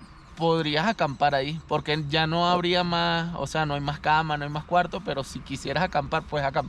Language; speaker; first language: Spanish; native; Spanish